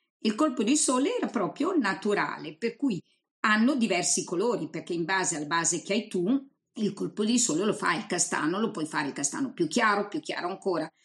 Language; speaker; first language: Italian; native; Italian